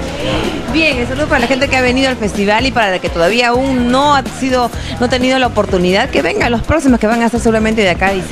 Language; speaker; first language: Spanish; native; Spanish